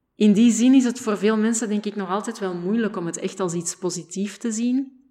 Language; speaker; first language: Dutch; native; Dutch